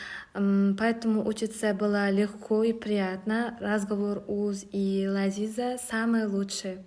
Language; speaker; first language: Russian; non-native, learner; Uzbek